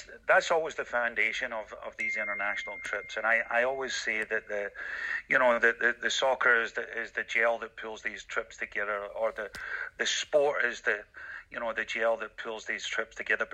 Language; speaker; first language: English; native; English